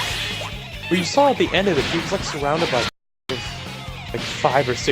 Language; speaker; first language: English; native; English